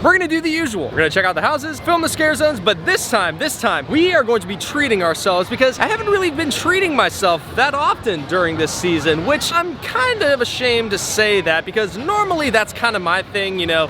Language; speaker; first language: English; native; English